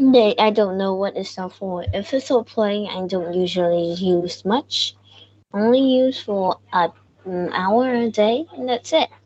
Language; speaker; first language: English; non-native, learner; Vietnamese